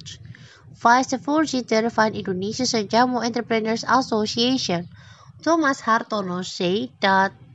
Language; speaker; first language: Dutch; non-native, fluent; Indonesian